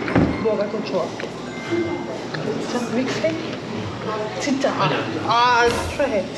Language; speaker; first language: Korean; non-native, learner; French